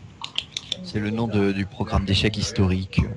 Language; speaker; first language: French; native; French